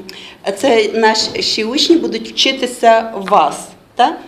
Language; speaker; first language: Polish; non-native, learner; Ukrainian